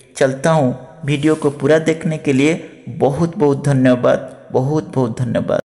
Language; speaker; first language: Hindi; non-native, local second language; Odia